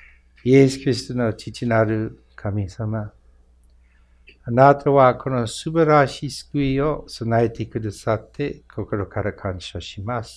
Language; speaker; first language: Japanese; non-native, fluent; English